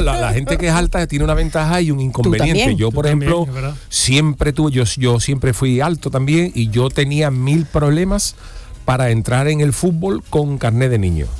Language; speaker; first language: Spanish; native; Spanish